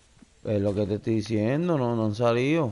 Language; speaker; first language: Spanish; native; Spanish